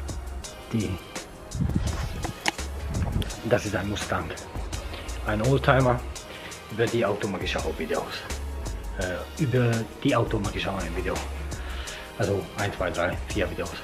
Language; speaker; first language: German; non-native, fluent; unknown